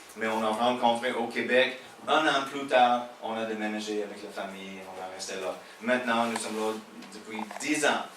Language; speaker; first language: French; non-native, fluent; English